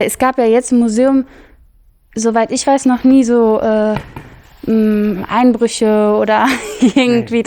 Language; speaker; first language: German; native; German